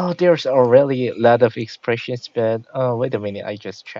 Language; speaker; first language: English; non-native, learner; Korean